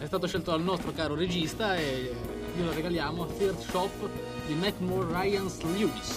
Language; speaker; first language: Italian; native; Italian